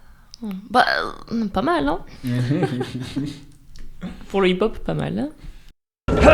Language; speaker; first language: French; native; French